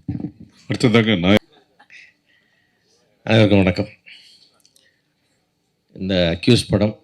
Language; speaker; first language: Tamil; native; Tamil